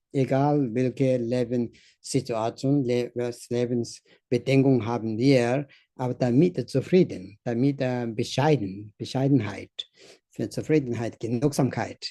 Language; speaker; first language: German; non-native, learner; Tibetan